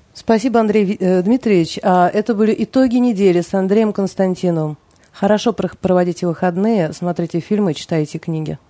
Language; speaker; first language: Russian; native; Russian